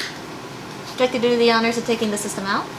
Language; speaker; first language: English; native; English